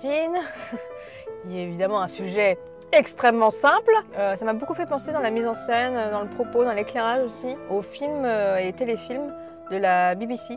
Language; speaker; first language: French; native; French